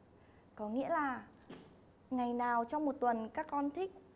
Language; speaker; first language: Vietnamese; native; Vietnamese